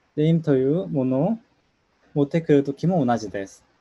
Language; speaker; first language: Japanese; non-native, learner; Korean